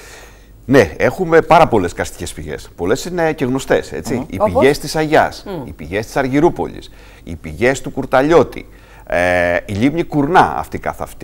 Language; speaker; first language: Greek; native; Greek